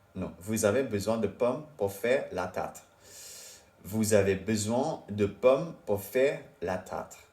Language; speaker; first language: French; non-native, learner; English